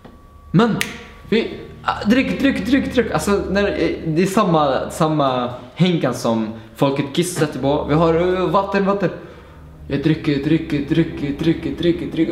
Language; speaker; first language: Swedish; non-native, fluent; Arabic